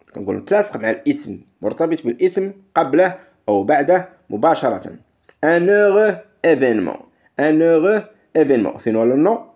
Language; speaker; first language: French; non-native, local second language; Arabic